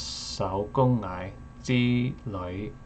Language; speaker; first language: Cantonese; non-native, learner; English